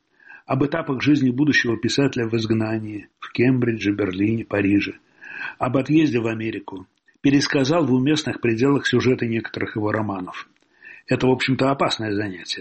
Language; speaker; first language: Russian; native; Russian